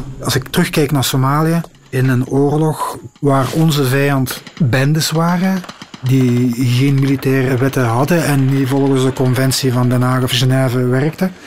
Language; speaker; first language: Dutch; native; Dutch